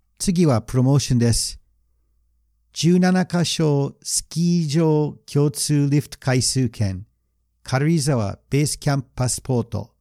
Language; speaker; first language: Japanese; non-native, fluent; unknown